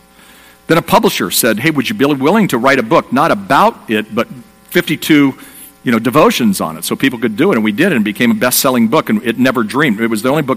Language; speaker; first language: English; native; English